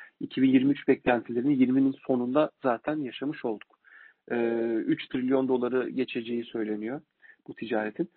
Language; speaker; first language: Turkish; native; Turkish